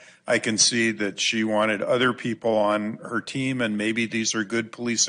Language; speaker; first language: English; native; English